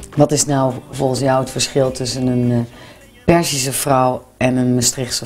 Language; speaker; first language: Dutch; native; Dutch